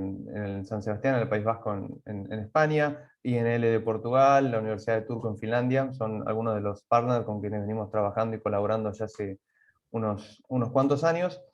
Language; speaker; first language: Spanish; native; Spanish